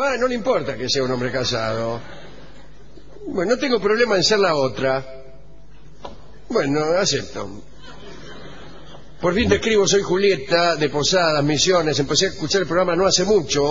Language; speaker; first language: Spanish; native; Spanish